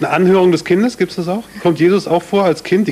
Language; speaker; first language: German; native; German